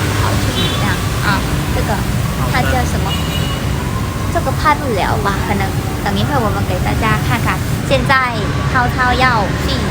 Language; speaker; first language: Chinese; non-native, learner; Vietnamese